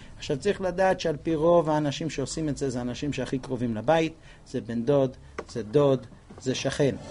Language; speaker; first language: Hebrew; non-native, fluent; English